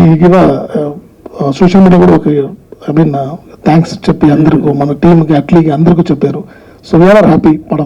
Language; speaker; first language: Telugu; non-native, learner; Tamil